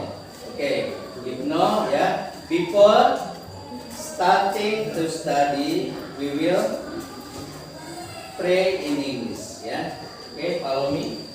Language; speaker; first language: English; non-native, learner; Indonesian